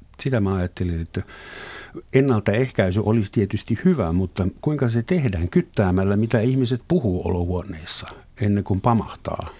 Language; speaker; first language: Finnish; non-native, fluent; German